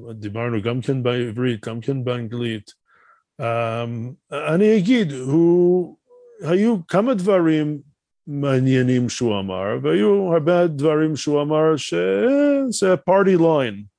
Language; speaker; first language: Hebrew; non-native, fluent; English